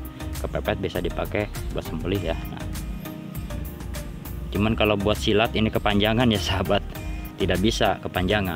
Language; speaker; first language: Indonesian; non-native, local second language; Sundanese